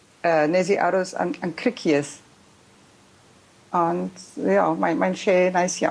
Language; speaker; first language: Welsh; non-native, learner; German